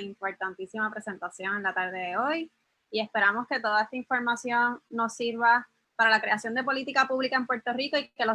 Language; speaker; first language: Spanish; native; Spanish